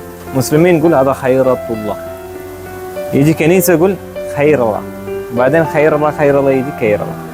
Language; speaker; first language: Arabic; non-native, learner; Malayalam